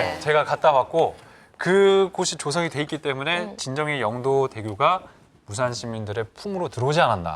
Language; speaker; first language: Korean; native; Korean